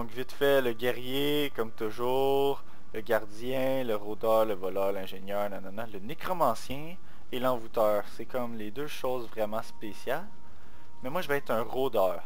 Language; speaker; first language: French; native; French